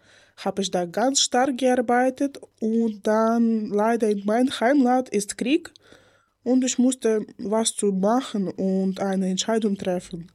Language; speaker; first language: German; non-native, learner; Ukrainian